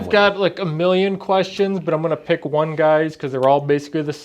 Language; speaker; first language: English; native; English